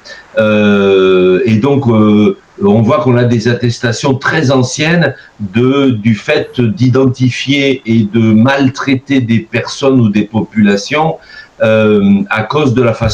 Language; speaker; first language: French; native; French